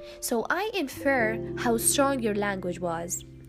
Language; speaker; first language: English; non-native, fluent; Arabic